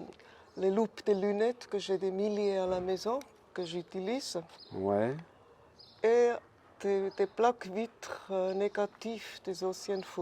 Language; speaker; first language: French; non-native, fluent; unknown